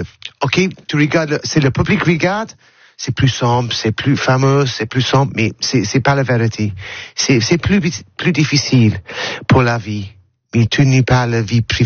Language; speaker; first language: French; non-native, learner; English